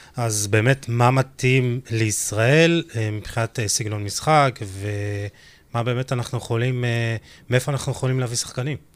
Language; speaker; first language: Hebrew; native; Hebrew